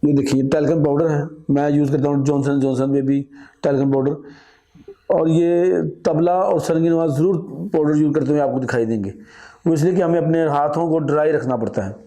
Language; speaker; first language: Urdu; non-native, local second language; Punjabi